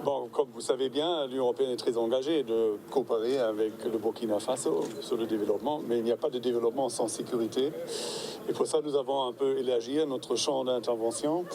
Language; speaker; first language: French; non-native, fluent; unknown